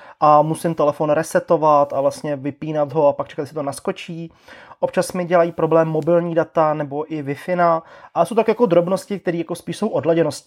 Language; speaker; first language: Czech; native; Czech